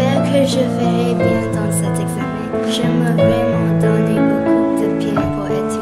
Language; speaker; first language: French; non-native, learner; English